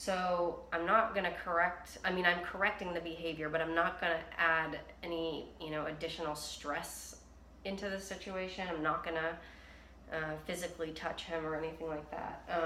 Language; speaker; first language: English; native; English